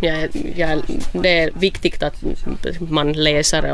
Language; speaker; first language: Swedish; non-native, local second language; Finnish